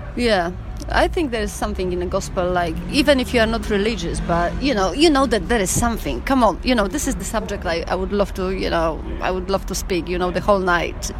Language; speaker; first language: English; non-native, fluent; Polish